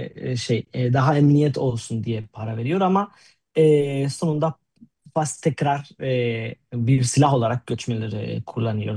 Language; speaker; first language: Turkish; non-native, fluent; Spanish